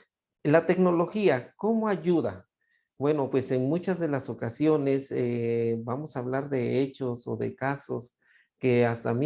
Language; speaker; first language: Spanish; native; Spanish